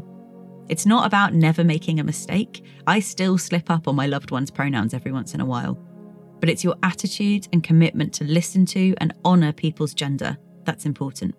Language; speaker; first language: English; native; English